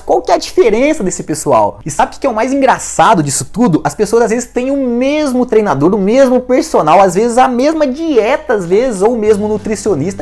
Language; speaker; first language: Portuguese; native; Portuguese